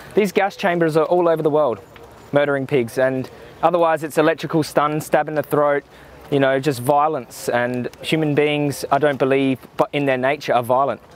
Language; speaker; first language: English; native; English